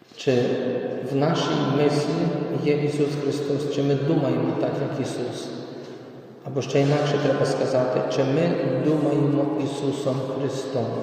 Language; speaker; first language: Ukrainian; non-native, fluent; Polish